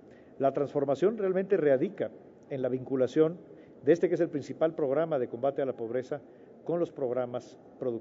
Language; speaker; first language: Spanish; native; Spanish